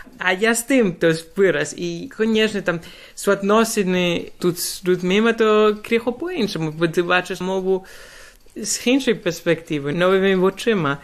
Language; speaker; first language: Ukrainian; non-native, fluent; Basque